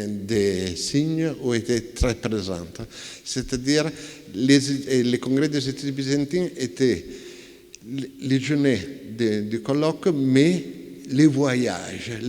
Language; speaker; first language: French; non-native, fluent; Italian